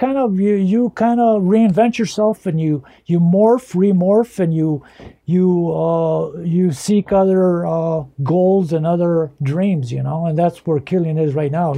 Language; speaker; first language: English; early bilingual, other home language; Spanish